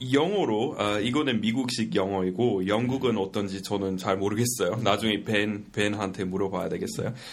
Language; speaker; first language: Korean; non-native, fluent; English